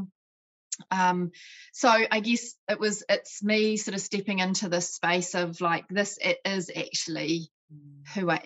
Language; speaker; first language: English; native; English